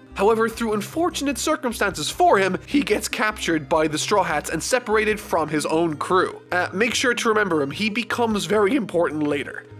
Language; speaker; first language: English; native; English